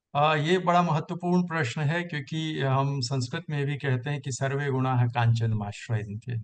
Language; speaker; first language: Hindi; native; Hindi